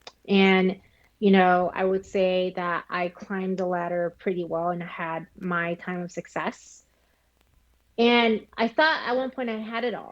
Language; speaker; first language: English; early bilingual, other home language; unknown